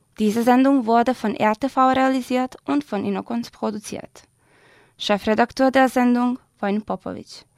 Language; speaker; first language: German; non-native, fluent; Serbian